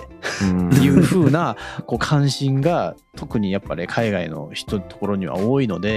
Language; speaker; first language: Japanese; native; Japanese